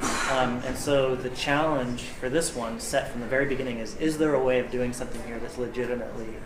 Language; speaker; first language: English; native; English